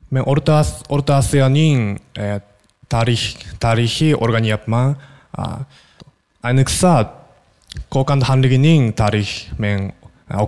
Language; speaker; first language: Uzbek; non-native, learner; Japanese